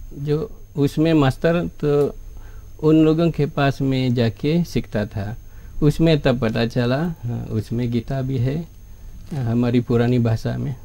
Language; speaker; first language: Hindi; non-native, fluent; Balinese